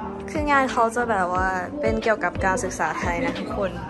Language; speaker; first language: Thai; early bilingual, heritage; Thai